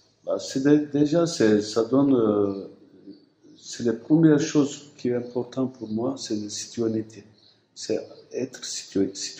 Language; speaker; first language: French; non-native, fluent; Turkish